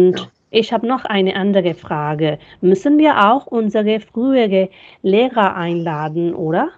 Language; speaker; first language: German; non-native, fluent; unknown